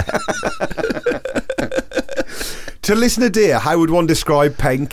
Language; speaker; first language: English; native; English